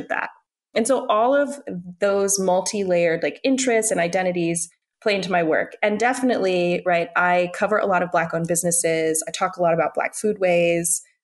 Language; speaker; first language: English; native; English